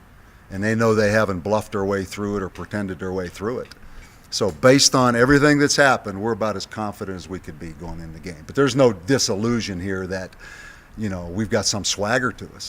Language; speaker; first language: English; native; English